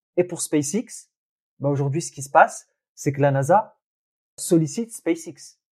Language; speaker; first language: French; early bilingual, other home language; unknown